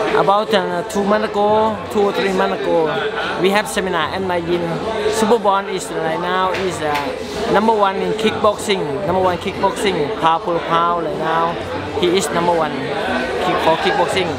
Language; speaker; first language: English; non-native, learner; Thai